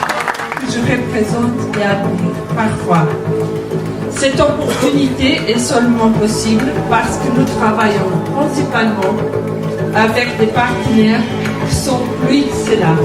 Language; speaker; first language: French; non-native, learner; Portuguese